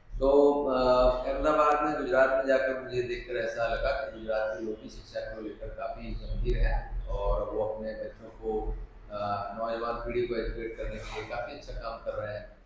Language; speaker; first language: Hindi; non-native, local second language; Punjabi